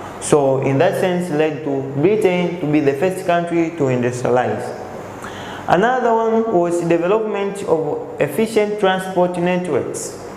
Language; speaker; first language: English; non-native, local second language; Swahili